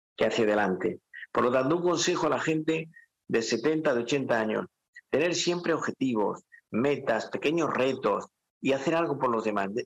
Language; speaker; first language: Spanish; native; Spanish